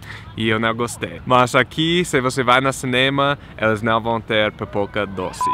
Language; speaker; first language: Portuguese; non-native, fluent; English